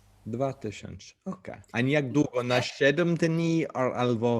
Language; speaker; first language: Polish; non-native, learner; English